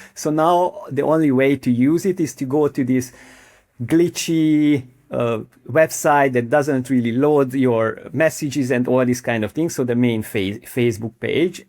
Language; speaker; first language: English; non-native, fluent; Hungarian